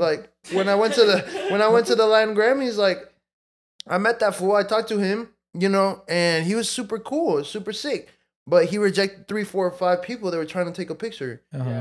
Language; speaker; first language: English; early bilingual, other home language; Spanish